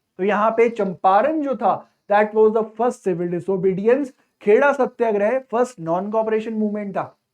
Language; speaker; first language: Hindi; native; Hindi